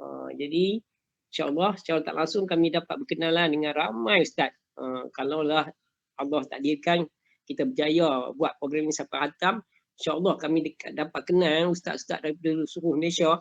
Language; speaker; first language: Malay; native; Malay